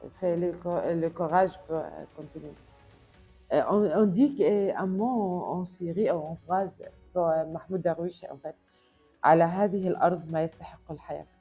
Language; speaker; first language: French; non-native, learner; Arabic